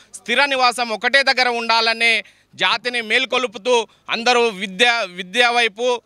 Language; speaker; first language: Telugu; non-native, local second language; Lambadi